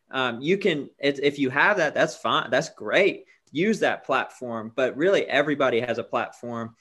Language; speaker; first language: English; native; English